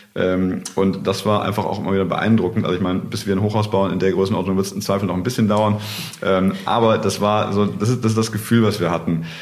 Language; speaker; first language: German; native; German